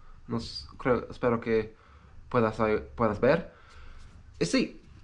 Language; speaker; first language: Spanish; non-native, learner; English